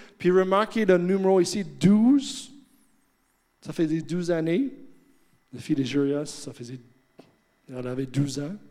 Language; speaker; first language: French; non-native, fluent; English